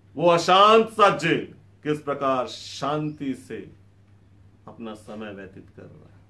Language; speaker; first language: Hindi; native; Hindi